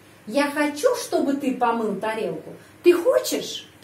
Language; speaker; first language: Russian; early bilingual, heritage; Russian